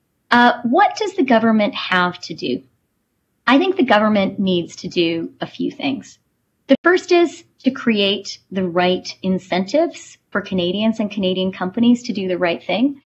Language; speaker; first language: English; native; English